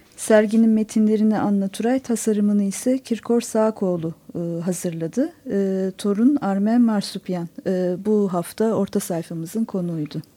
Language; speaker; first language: Turkish; native; Turkish